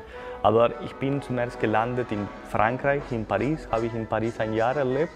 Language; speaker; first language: German; non-native, fluent; Spanish